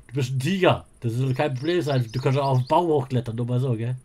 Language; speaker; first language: German; native; German